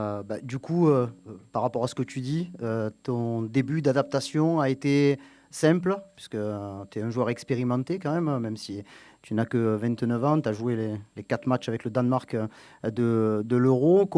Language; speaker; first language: French; non-native, fluent; Danish